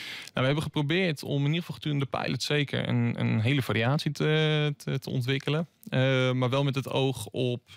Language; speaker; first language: Dutch; native; Dutch